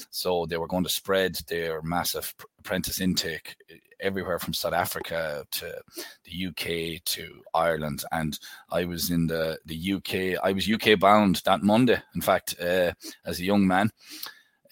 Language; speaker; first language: English; native; English